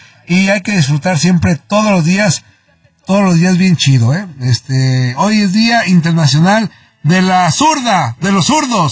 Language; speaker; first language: Spanish; native; Spanish